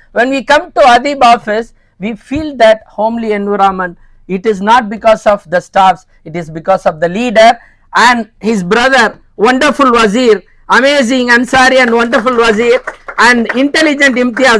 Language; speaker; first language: English; non-native, local second language; Tamil